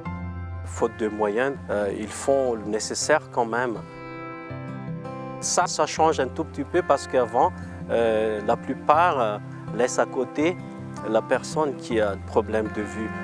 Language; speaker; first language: French; non-native, local second language; Malagasy